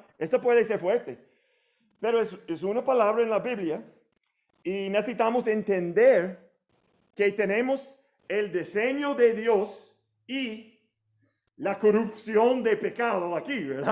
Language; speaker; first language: Spanish; non-native, fluent; English